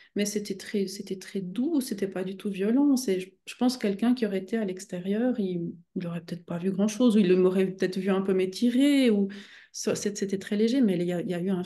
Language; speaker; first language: French; native; French